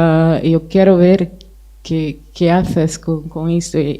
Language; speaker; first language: Spanish; non-native, fluent; Portuguese